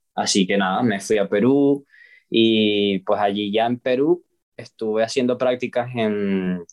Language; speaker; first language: Spanish; native; Spanish